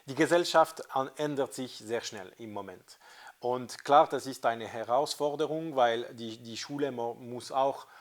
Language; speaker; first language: German; non-native, fluent; French